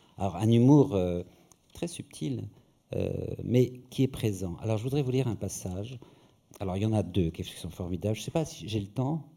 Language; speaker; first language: French; native; French